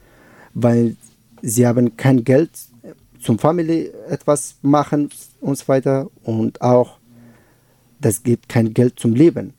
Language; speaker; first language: German; non-native, learner; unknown